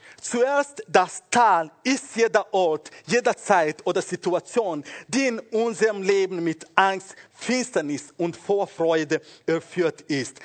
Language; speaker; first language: German; non-native, fluent; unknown